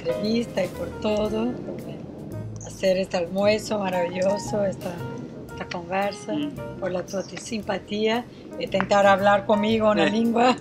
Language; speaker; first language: Spanish; non-native, fluent; Portuguese